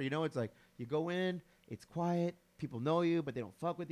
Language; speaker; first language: English; early bilingual, other home language; Spanish